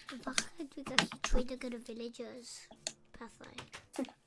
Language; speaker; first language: Welsh; non-native, local second language; English